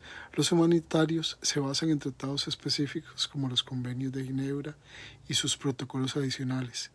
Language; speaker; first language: Spanish; native; Spanish